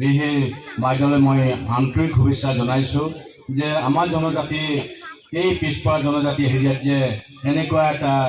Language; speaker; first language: Assamese; non-native, local second language; Mising